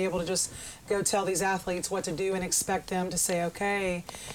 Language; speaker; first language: English; native; English